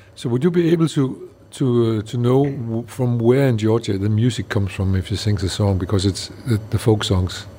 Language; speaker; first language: English; non-native, fluent; Danish